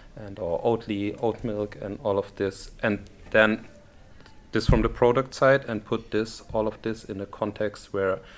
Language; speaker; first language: English; non-native, fluent; German